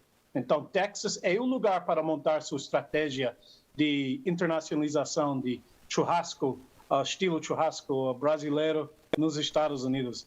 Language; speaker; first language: Portuguese; non-native, fluent; English